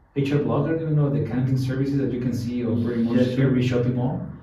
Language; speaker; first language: English; non-native, fluent; Spanish